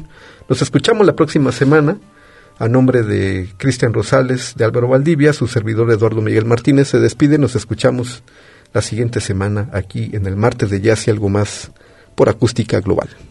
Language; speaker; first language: Spanish; native; Spanish